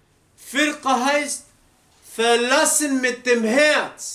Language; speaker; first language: German; non-native, learner; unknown